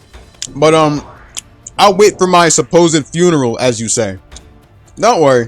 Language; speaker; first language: English; native; English